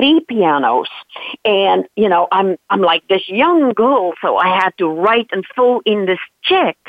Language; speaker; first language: English; non-native, local second language; Dutch